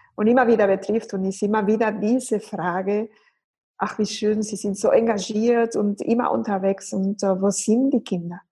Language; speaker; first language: German; non-native, fluent; Spanish